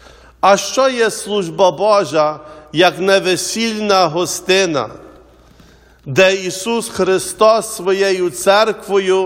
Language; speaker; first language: Ukrainian; early bilingual, heritage; Ukrainian